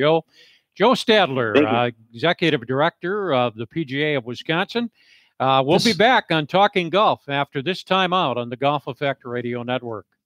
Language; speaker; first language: English; native; English